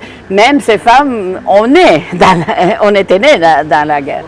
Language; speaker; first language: French; non-native, fluent; Spanish